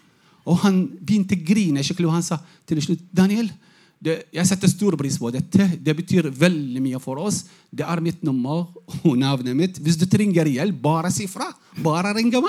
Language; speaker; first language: Norwegian; non-native, fluent; Arabic